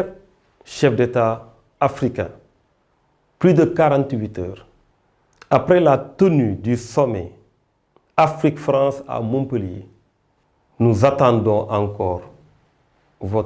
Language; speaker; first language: French; non-native, local second language; Wolof